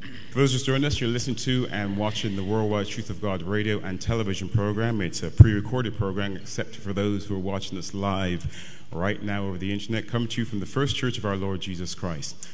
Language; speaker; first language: English; native; English